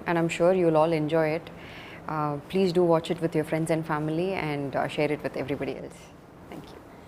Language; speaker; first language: Telugu; non-native, fluent; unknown